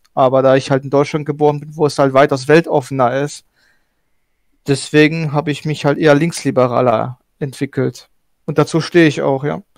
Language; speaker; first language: German; early bilingual, other home language; Polish